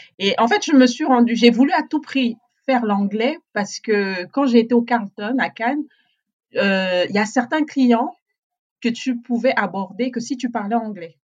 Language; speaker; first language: French; native; French